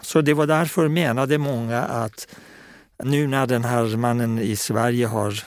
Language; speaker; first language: Swedish; non-native, fluent; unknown